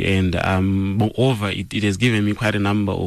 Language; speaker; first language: English; non-native, local second language; Shona